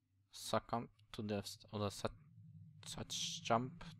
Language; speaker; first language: English; non-native, learner; German